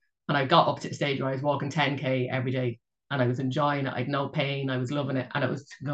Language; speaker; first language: English; native; English